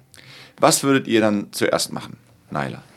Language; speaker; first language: German; native; German